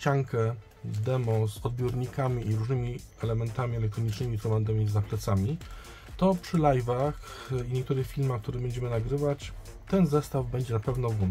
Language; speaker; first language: Polish; native; Polish